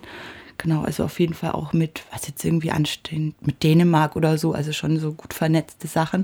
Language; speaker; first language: German; native; German